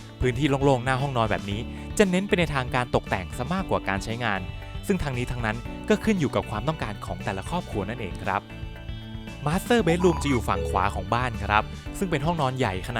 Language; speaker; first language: Thai; native; Thai